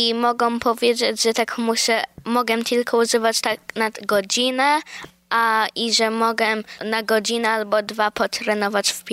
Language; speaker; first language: Polish; early bilingual, heritage; Polish